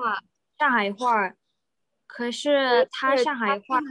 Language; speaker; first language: Chinese; non-native, learner; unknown